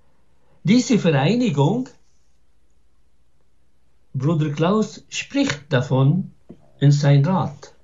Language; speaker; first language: German; non-native, fluent; Arabic